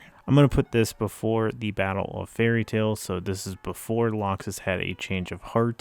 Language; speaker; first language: English; native; English